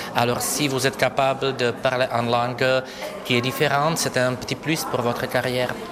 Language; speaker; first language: French; non-native, fluent; Czech